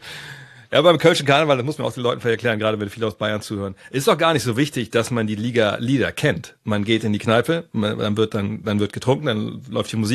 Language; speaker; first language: German; native; German